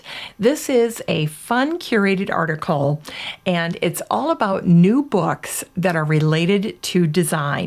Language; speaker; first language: English; native; English